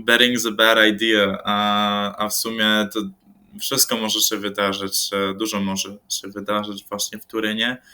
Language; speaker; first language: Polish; early bilingual, heritage; English